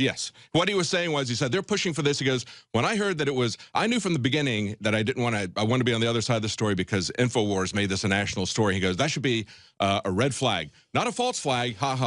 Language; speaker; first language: English; native; English